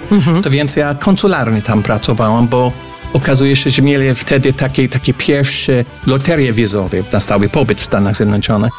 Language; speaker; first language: Polish; non-native, fluent; English